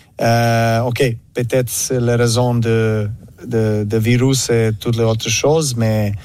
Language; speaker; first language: French; non-native, learner; Serbian